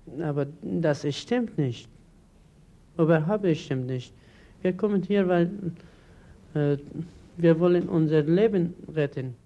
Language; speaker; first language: German; non-native, learner; Persian